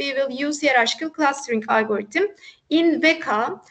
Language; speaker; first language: English; non-native, fluent; Turkish